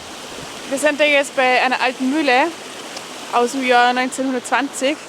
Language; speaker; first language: German; native; German